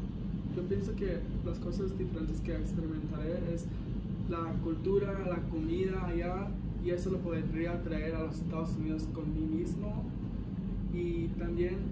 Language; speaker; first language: Spanish; early bilingual, heritage; Spanish